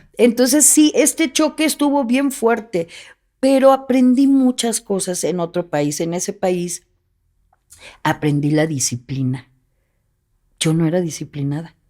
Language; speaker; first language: Spanish; native; Spanish